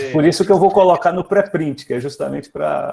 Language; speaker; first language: Portuguese; native; Portuguese